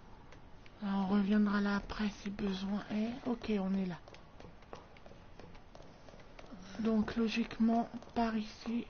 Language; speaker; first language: French; native; French